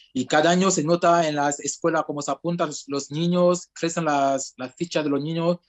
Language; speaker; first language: Spanish; non-native, fluent; French